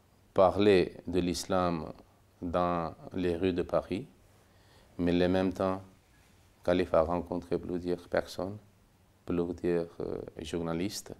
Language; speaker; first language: French; non-native, fluent; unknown